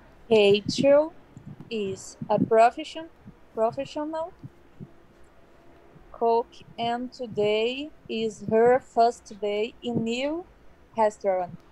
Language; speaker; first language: English; non-native, learner; Portuguese